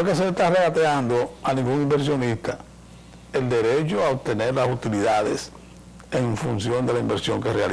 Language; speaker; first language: Spanish; native; Spanish